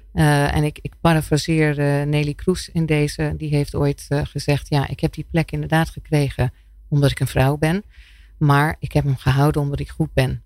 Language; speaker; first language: Dutch; non-native, fluent; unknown